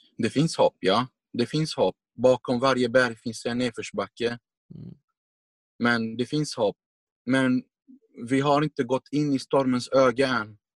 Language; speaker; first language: Swedish; non-native, fluent; Arabic